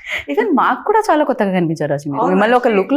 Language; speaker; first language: Telugu; native; Telugu